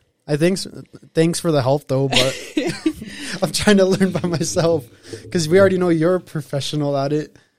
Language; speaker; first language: English; native; English